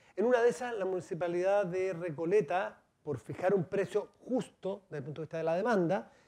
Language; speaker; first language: Spanish; native; Spanish